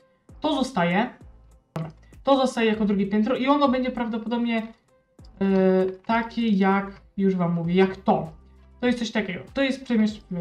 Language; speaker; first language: Polish; native; Polish